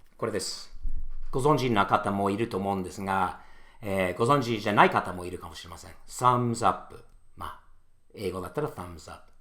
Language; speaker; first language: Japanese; non-native, fluent; English